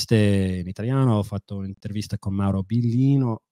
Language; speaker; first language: Italian; non-native, fluent; English